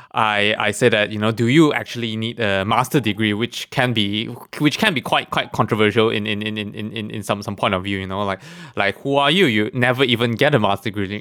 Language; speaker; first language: English; non-native, local second language; Chinese